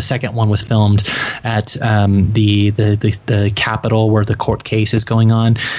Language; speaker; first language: English; native; English